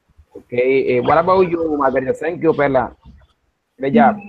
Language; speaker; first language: English; non-native, learner; Spanish